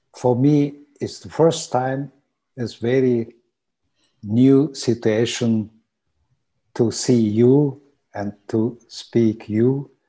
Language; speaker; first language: English; non-native, learner; Japanese